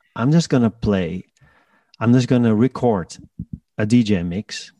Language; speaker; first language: English; non-native, fluent; Dutch